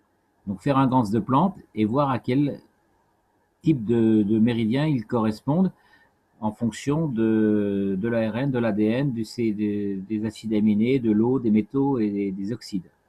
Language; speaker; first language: French; native; French